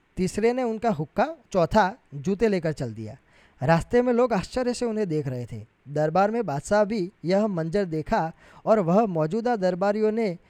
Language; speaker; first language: Hindi; non-native, local second language; Gujarati